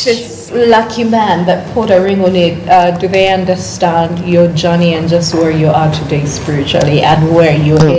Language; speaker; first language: English; non-native, local second language; Ganda